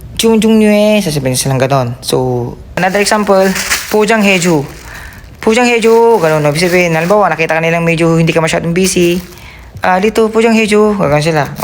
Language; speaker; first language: Filipino; native; Filipino